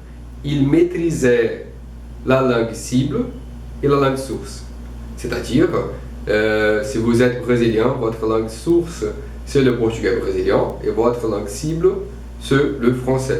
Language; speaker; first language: French; non-native, fluent; Portuguese